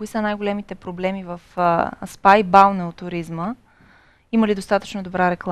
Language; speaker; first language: Bulgarian; native; Bulgarian